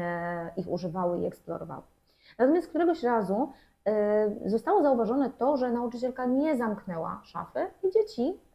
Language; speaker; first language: Polish; native; Polish